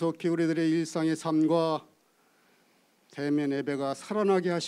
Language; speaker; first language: Korean; native; Korean